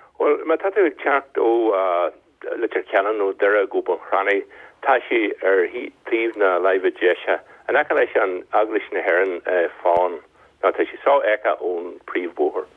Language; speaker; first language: Irish; native; Irish